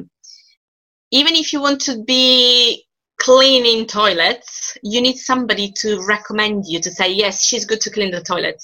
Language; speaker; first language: English; non-native, fluent; Italian